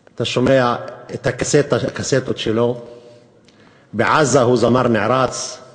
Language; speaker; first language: Hebrew; non-native, local second language; Arabic